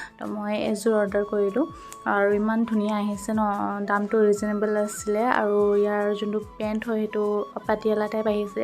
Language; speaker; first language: Assamese; native; Assamese